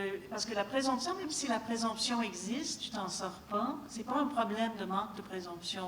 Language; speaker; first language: French; native; French